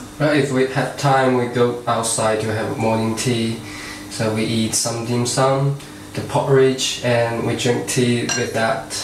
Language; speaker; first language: English; non-native, fluent; Chinese